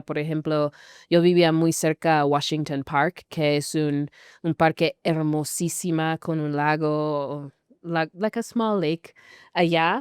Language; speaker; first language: Spanish; non-native, fluent; English